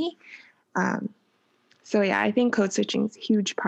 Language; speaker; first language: English; native; English